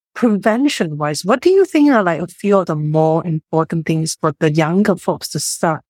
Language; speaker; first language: English; non-native, local second language; Chinese